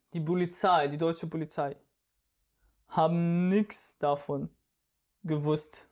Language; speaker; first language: German; non-native, fluent; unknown